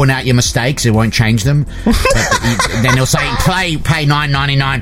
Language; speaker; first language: English; native; English